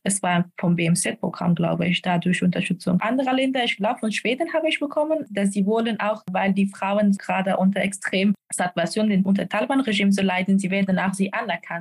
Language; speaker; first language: German; non-native, fluent; Persian